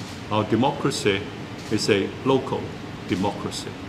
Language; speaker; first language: English; non-native, local second language; Cantonese